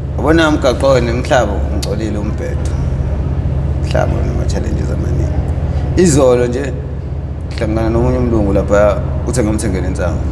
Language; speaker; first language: Zulu; native; Zulu